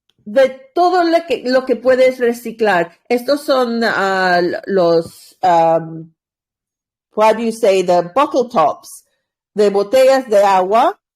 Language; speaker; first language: Spanish; non-native, learner; English